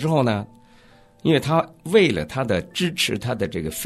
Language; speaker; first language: Chinese; native; Chinese